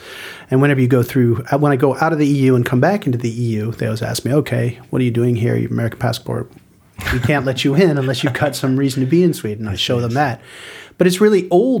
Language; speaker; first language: English; native; English